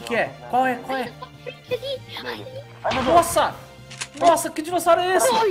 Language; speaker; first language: Portuguese; native; Portuguese